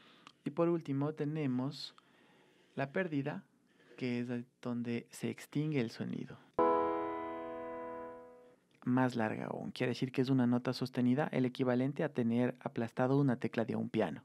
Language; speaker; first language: Spanish; native; Spanish